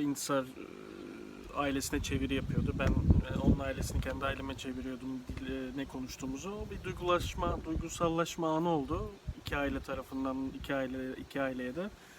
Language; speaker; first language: Turkish; native; Turkish